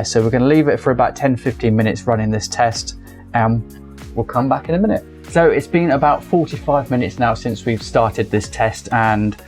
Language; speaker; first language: English; native; English